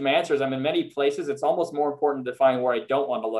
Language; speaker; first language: English; native; English